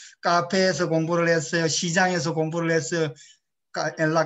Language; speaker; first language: Korean; native; Korean